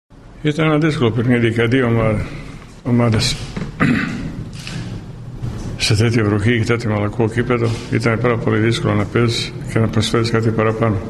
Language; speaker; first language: Greek; non-native, fluent; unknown